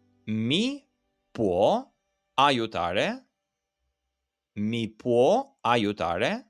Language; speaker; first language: Italian; non-native, fluent; Albanian